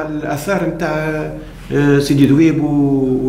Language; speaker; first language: French; non-native, local second language; Arabic